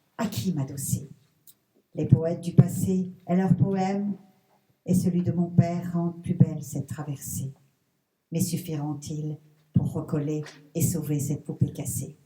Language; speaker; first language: French; early bilingual, other home language; Persian